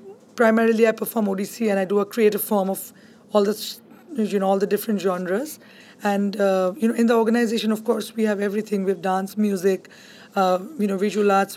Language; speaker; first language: English; non-native, local second language; Bangla